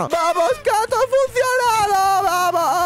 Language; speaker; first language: Spanish; native; Spanish